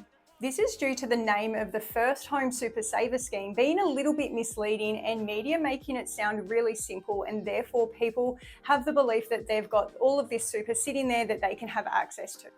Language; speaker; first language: English; native; English